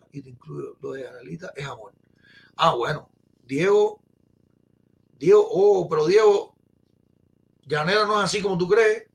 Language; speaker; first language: Spanish; native; Spanish